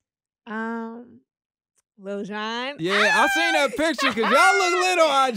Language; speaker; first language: English; native; English